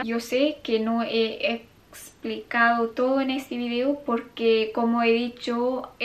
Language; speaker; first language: Spanish; non-native, fluent; English